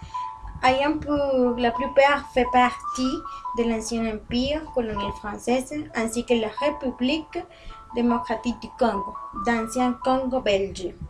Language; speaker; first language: French; non-native, learner; Spanish